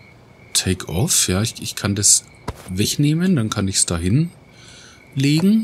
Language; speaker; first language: German; native; German